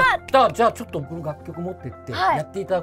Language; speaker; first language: Japanese; native; Japanese